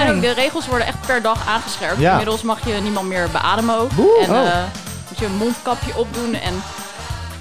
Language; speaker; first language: Dutch; native; Dutch